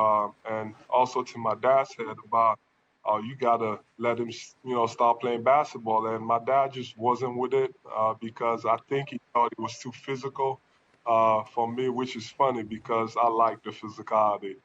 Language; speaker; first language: English; non-native, local second language; French